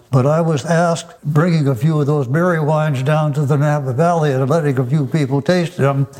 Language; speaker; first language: English; native; English